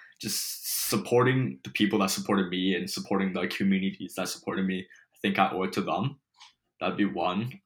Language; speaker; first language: English; early bilingual, other home language; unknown